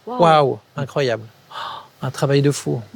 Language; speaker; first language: French; native; French